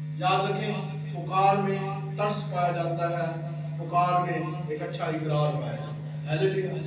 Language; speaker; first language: Urdu; non-native, local second language; Punjabi